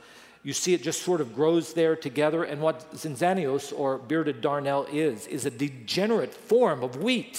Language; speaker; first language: English; native; English